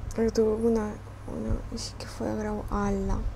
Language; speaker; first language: Spanish; non-native, fluent; Russian